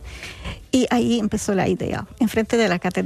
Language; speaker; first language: Spanish; non-native, fluent; Arabic